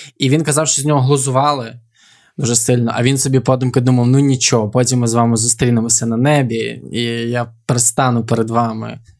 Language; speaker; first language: Ukrainian; native; Ukrainian